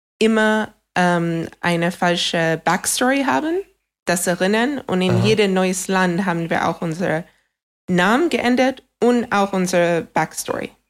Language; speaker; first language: German; non-native, fluent; English